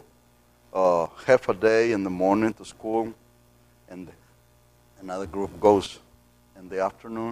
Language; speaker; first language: English; non-native, fluent; Spanish